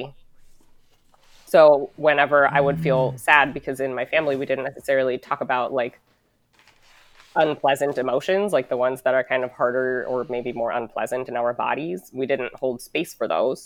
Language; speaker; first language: English; native; English